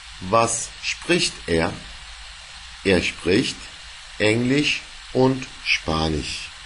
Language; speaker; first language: German; non-native, fluent; Turkish